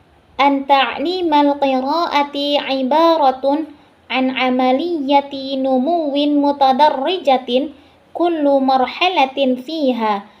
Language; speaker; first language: Arabic; non-native, learner; Indonesian